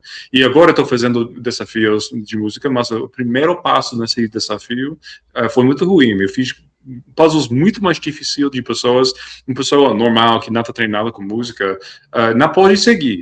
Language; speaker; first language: Portuguese; non-native, fluent; English